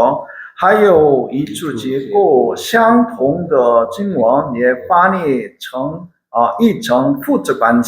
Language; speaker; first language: Chinese; non-native, fluent; Korean